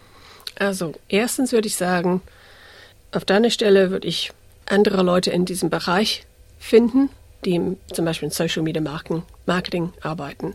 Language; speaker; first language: German; non-native, fluent; English